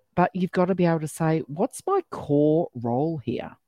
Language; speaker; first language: English; native; English